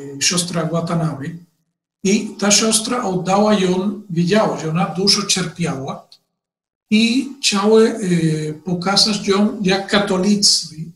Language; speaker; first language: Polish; non-native, learner; Spanish